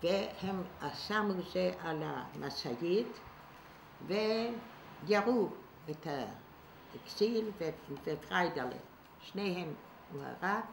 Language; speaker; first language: Hebrew; non-native, fluent; Yiddish